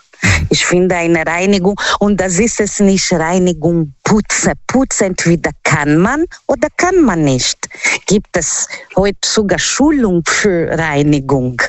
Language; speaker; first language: German; non-native, fluent; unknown